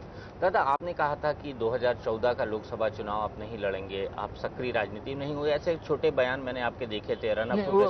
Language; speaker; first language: Hindi; native; Hindi